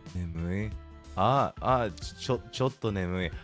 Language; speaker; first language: Japanese; non-native, learner; English